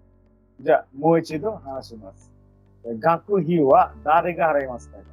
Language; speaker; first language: Japanese; non-native, fluent; Bangla